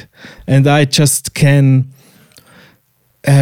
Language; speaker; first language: English; non-native, fluent; Swiss German